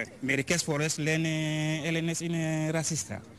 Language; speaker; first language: Greek; non-native, learner; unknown